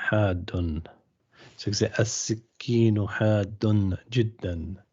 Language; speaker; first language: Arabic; non-native, fluent; English